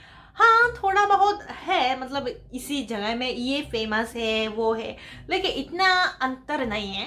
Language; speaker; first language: Hindi; non-native, fluent; Japanese